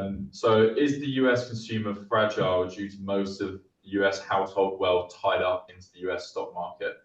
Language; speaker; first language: English; native; English